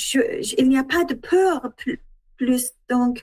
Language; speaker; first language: French; non-native, learner; Persian